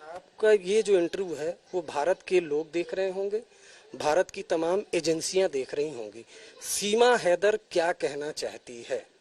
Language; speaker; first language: Hindi; native; Hindi